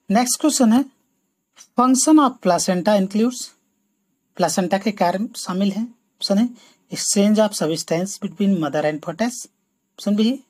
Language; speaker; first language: Hindi; native; Hindi